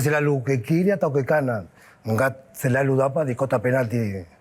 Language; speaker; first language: Indonesian; non-native, fluent; Spanish